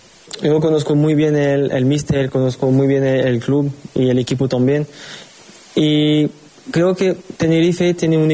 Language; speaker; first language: Spanish; non-native, learner; French